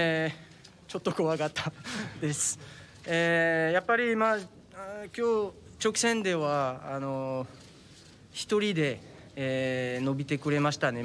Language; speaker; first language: Japanese; non-native, fluent; French